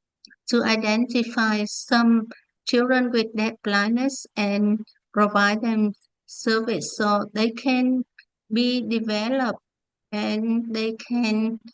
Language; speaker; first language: English; non-native, learner; Vietnamese